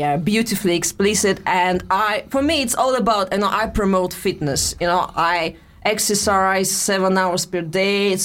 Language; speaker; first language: English; non-native, fluent; Russian